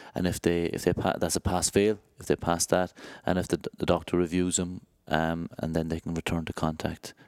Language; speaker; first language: English; native; English